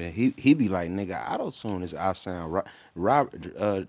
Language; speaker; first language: English; native; English